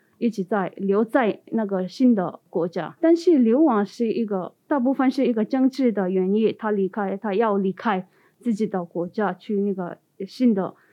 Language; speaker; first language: Chinese; non-native, learner; Tibetan